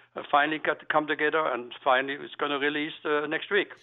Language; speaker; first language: English; non-native, fluent; German